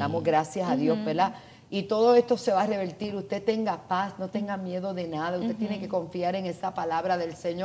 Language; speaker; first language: Spanish; native; Spanish